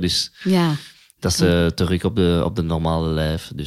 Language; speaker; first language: Dutch; non-native, local second language; French